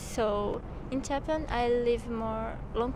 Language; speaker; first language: English; non-native, local second language; Portuguese